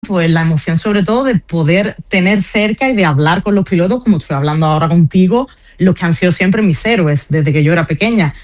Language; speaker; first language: Spanish; native; Spanish